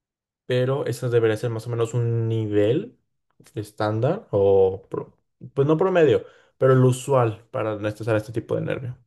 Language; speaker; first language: Spanish; native; Spanish